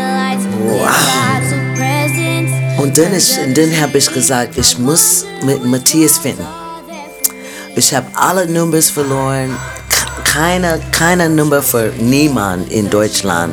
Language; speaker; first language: German; non-native, fluent; English